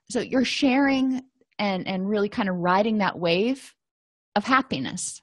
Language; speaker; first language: English; native; English